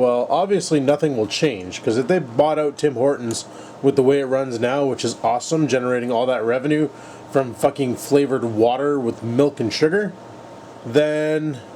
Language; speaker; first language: English; native; English